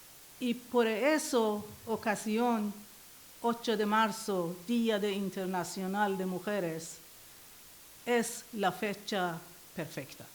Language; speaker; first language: Spanish; non-native, learner; Persian